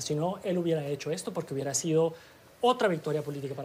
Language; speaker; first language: Spanish; early bilingual, heritage; Spanish